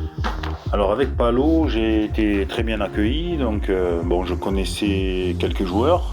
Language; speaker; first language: French; native; French